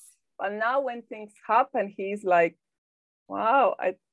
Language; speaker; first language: English; non-native, fluent; Polish